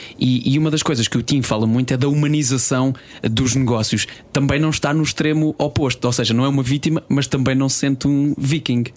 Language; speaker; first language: Portuguese; native; Portuguese